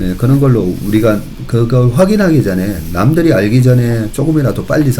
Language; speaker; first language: Korean; native; Korean